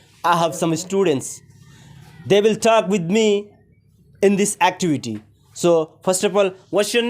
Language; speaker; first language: English; non-native, learner; Hindi